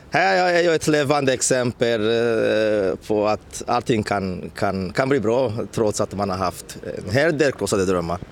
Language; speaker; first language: Swedish; non-native, fluent; Rundi